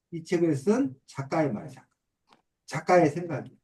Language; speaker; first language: Korean; native; Korean